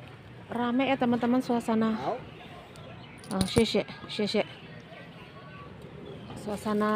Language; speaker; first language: Indonesian; native; Indonesian